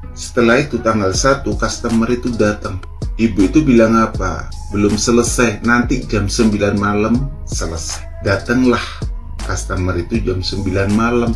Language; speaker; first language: Indonesian; non-native, local second language; Javanese